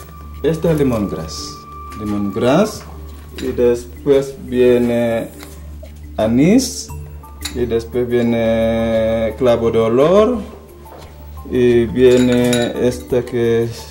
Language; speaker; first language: Spanish; non-native, fluent; Indonesian